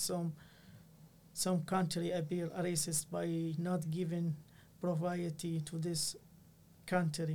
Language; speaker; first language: English; non-native, learner; Arabic